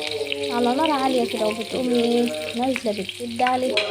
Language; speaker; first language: Arabic; native; Arabic